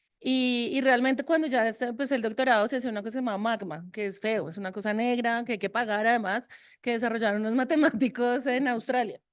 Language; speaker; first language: Spanish; early bilingual, other home language; French